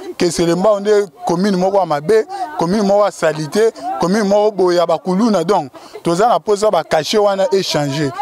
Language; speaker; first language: Lingala; native; Lingala